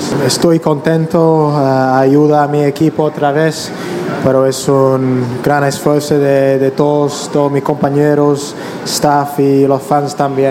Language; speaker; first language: Spanish; non-native, fluent; English